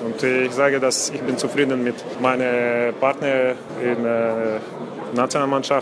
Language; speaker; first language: German; non-native, learner; Russian